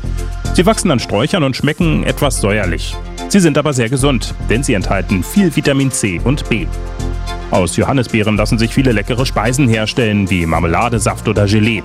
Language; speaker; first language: German; native; German